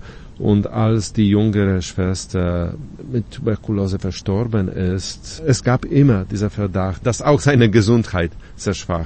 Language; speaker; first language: German; non-native, fluent; Polish